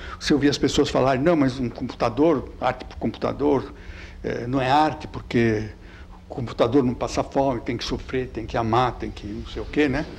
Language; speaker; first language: Portuguese; early bilingual, other home language; Italian